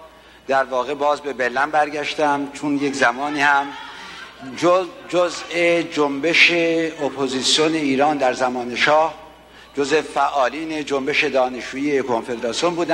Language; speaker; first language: Persian; native; Persian